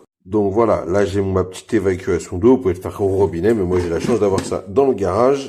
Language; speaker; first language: French; native; French